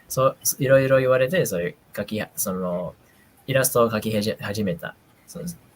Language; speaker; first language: Japanese; non-native, fluent; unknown